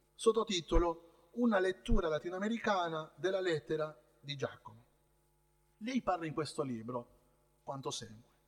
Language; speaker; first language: Italian; non-native, fluent; Spanish